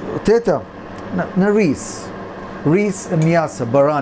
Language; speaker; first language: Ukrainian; non-native, learner; English